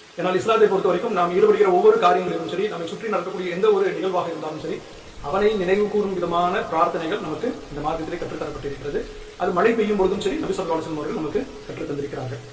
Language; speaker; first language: Tamil; native; Tamil